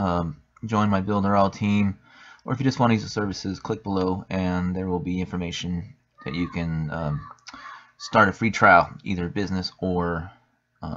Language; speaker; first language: English; native; English